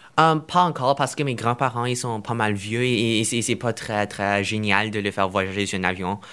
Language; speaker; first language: French; non-native, fluent; Chinese